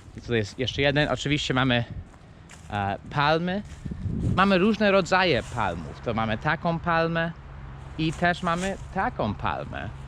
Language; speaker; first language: Polish; non-native, fluent; English